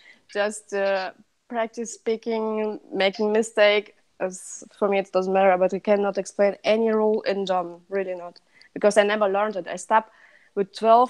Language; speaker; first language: English; non-native, learner; Russian